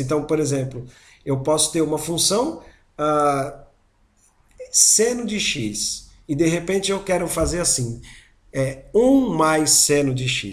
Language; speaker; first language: Portuguese; native; Portuguese